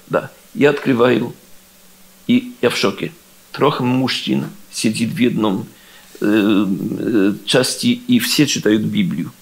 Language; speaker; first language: Russian; non-native, learner; Polish